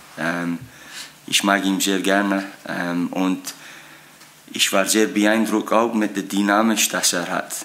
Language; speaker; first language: German; non-native, fluent; English